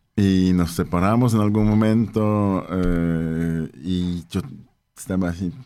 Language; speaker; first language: Spanish; non-native, fluent; Polish